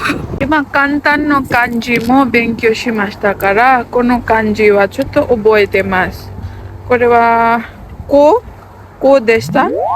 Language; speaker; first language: Japanese; non-native, learner; Nepali